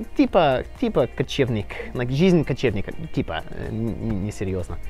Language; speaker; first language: Russian; non-native, learner; English